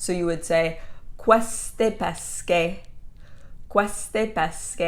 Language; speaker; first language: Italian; non-native, fluent; English